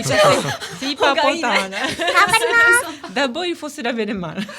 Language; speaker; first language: French; non-native, fluent; Japanese